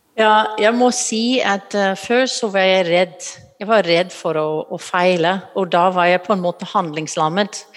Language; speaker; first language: Norwegian; non-native, fluent; English